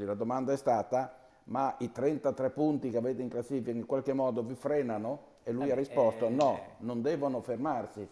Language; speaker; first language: Italian; native; Italian